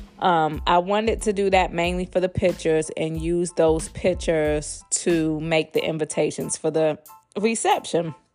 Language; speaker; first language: English; native; English